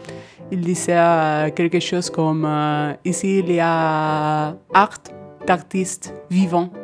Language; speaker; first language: French; non-native, fluent; Spanish